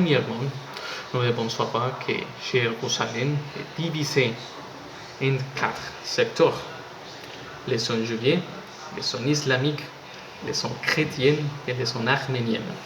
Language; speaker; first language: French; non-native, learner; Spanish